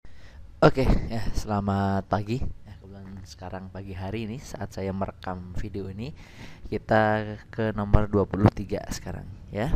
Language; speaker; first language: Indonesian; native; Indonesian